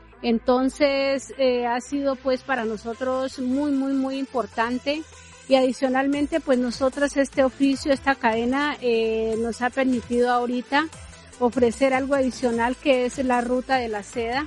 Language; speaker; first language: Spanish; native; Spanish